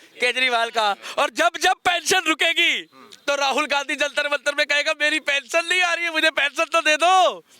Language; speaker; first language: Hindi; native; Hindi